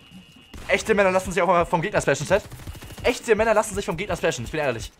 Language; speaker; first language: German; native; German